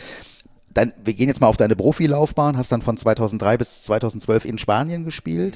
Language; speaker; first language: German; native; German